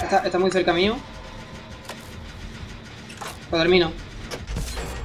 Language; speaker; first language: Spanish; native; Spanish